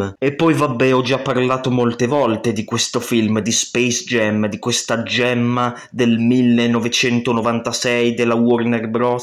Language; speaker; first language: Italian; native; Italian